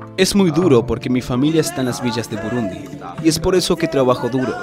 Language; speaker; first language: Spanish; non-native, fluent; Rundi